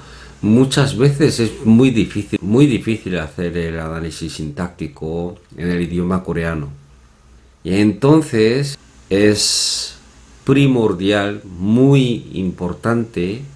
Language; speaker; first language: Spanish; non-native, fluent; Korean